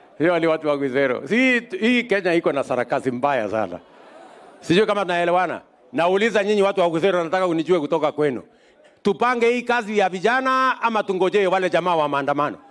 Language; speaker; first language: Swahili; non-native, local second language; Kalenjin